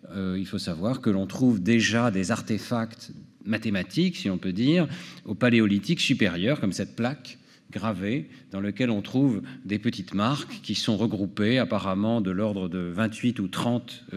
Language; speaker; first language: French; native; French